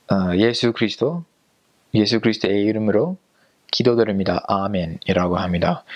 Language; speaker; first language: Korean; non-native, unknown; English